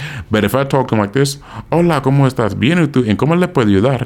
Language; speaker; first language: Spanish; non-native, fluent; English